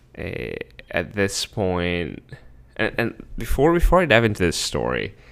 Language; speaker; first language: English; early bilingual, other home language; Spanish